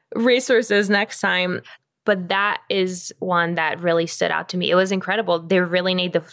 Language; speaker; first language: English; non-native, fluent; Romanian